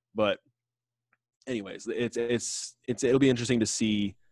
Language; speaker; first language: English; native; English